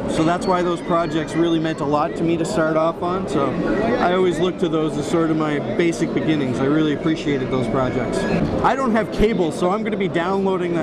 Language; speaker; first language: English; native; English